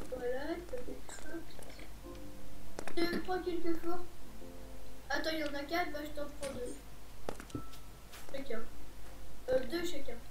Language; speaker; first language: French; native; French